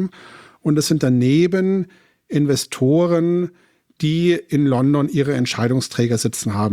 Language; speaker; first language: German; native; German